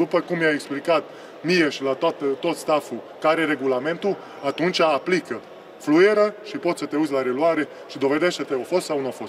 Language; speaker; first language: Romanian; non-native, local second language; Hungarian